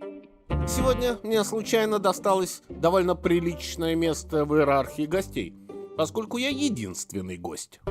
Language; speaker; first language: Russian; native; Russian